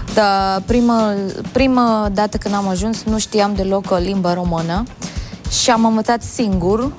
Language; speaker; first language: Romanian; non-native, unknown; Filipino